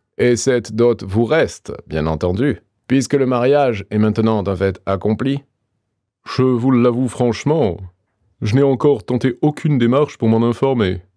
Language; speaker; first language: French; native; French